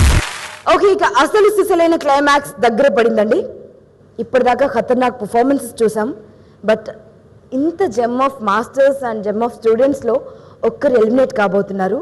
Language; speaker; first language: Telugu; native; Telugu